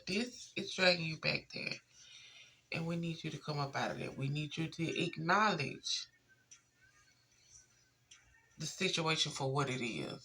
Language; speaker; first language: English; native; English